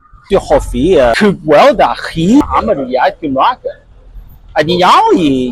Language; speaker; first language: Welsh; non-native, learner; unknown